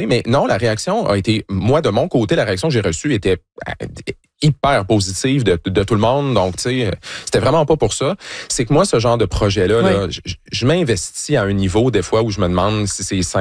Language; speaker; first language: French; native; French